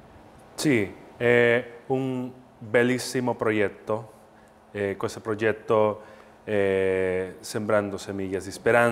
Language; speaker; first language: Italian; non-native, learner; Spanish